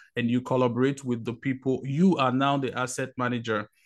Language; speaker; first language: English; non-native, local second language; Igbo